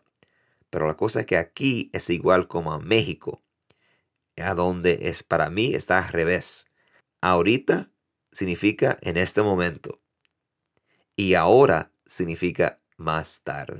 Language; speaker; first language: Spanish; early bilingual, heritage; Spanish